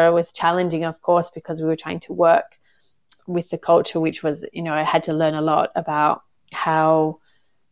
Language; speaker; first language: English; native; English